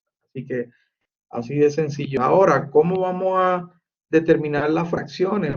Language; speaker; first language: Spanish; native; Spanish